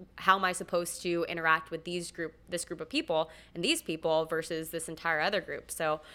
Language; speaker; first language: English; native; English